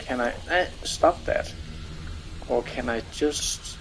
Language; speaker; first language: English; non-native, fluent; Danish